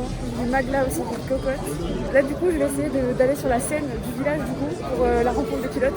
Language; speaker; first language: French; native; French